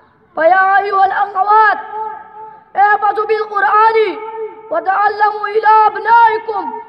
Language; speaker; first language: Arabic; non-native, learner; Urdu